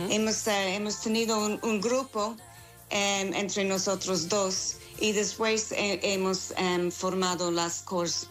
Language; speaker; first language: Spanish; non-native, fluent; English